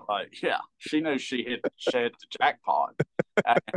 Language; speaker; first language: English; native; English